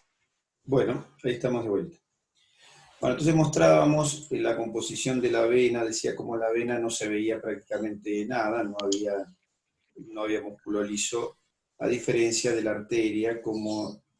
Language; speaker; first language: Spanish; native; Spanish